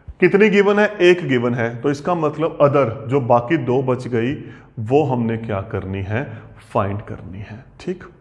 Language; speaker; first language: Hindi; non-native, local second language; Punjabi